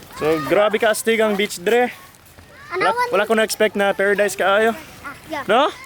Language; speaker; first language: Cebuano; non-native, learner; English